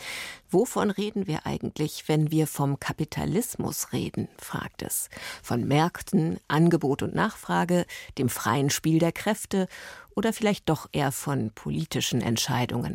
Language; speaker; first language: German; native; German